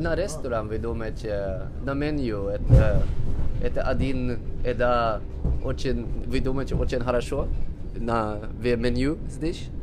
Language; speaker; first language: Russian; non-native, learner; Swedish